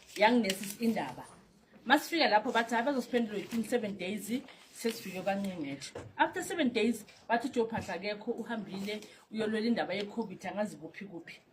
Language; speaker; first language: Zulu; native; Zulu